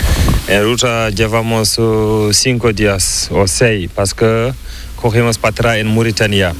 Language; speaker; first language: Spanish; non-native, learner; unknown